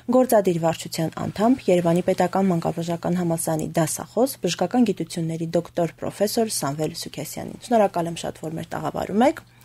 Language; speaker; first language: Armenian; native; Armenian